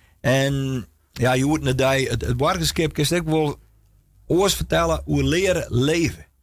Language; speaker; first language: Dutch; non-native, local second language; Western Frisian